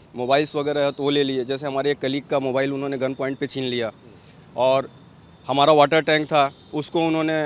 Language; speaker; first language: Hindi; native; Hindi